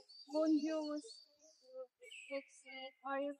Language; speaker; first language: French; non-native, learner; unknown